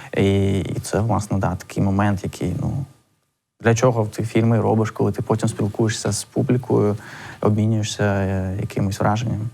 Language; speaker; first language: Ukrainian; non-native, local second language; Russian